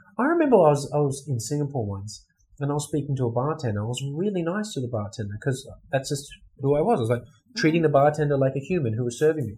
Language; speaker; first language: English; native; English